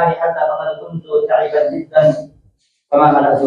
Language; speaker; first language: Arabic; non-native, learner; Urdu